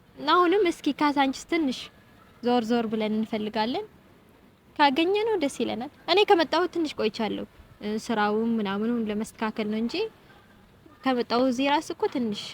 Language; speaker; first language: Amharic; non-native, local second language; Tigrinya